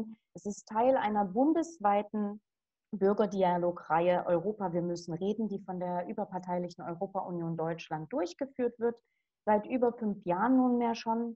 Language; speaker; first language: German; native; German